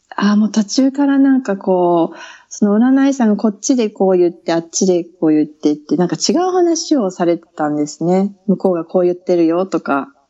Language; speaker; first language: Japanese; native; Japanese